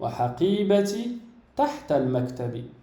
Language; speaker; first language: Arabic; non-native, fluent; French